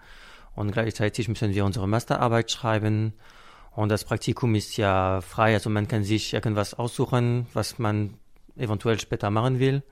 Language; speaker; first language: German; non-native, fluent; French